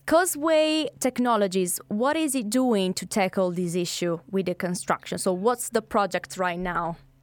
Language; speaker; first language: English; non-native, fluent; Italian